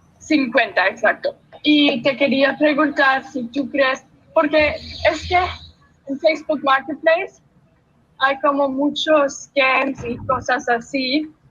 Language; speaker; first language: Spanish; early bilingual, heritage; German